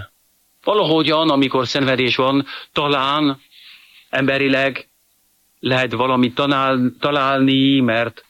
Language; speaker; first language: Hungarian; non-native, fluent; French